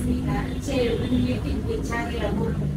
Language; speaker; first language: Korean; non-native, learner; Vietnamese